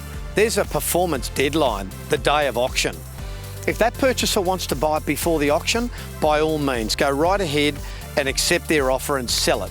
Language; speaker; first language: English; native; English